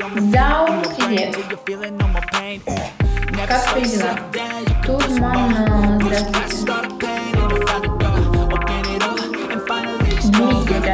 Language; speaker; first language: Russian; native; Russian